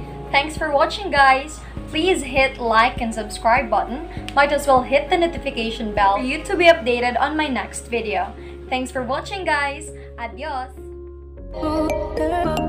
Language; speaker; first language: English; non-native, local second language; Cebuano